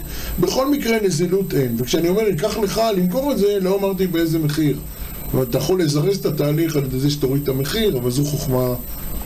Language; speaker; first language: Hebrew; native; Hebrew